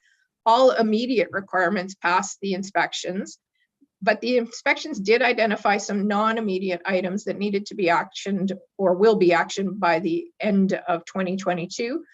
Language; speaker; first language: English; native; English